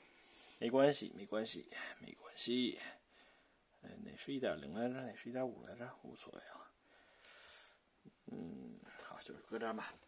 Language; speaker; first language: Chinese; native; Chinese